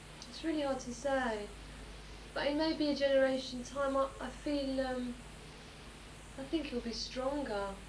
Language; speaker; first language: English; early bilingual, other home language; Greek